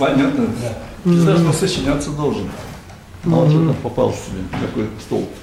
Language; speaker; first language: Russian; native; Russian